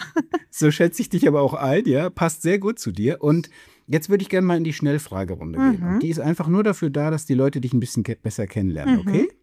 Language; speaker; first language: German; native; German